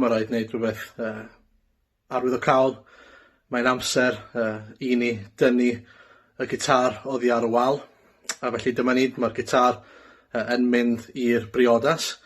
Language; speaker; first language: Welsh; native; Welsh